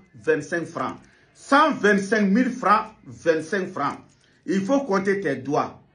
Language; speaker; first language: French; non-native, local second language; Bambara